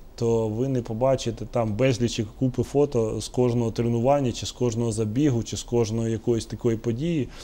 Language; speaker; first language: Ukrainian; native; Ukrainian